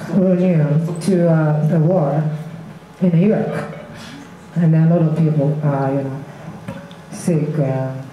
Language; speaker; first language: English; non-native, learner; Japanese